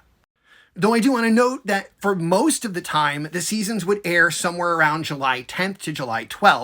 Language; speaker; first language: English; native; English